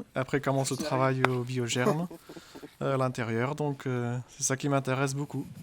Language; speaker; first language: French; early bilingual, other home language; Dutch